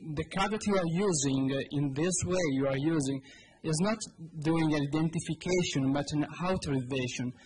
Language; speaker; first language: English; non-native, fluent; Italian